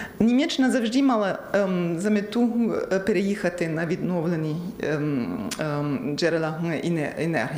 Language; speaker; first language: Ukrainian; non-native, learner; German